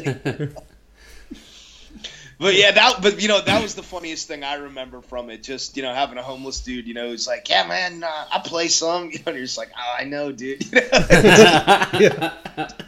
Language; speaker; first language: English; native; English